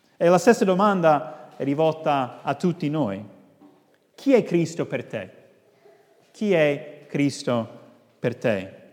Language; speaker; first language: Italian; non-native, fluent; English